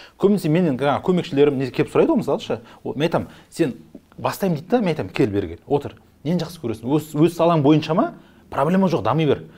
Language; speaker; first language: Kazakh; native; Kazakh